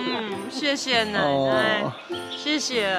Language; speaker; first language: Chinese; non-native, learner; English